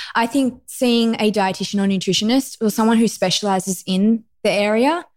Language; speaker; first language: English; native; English